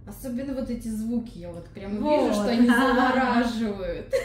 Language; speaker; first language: Russian; native; Russian